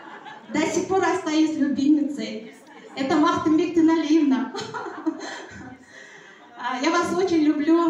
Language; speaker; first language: Russian; non-native, local second language; Kyrgyz